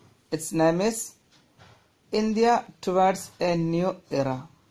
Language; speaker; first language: English; non-native, local second language; Malayalam